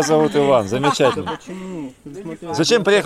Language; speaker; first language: Russian; native; Russian